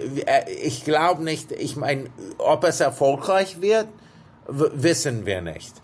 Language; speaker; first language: German; non-native, fluent; English